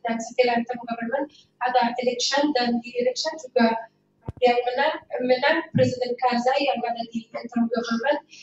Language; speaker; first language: Indonesian; non-native, fluent; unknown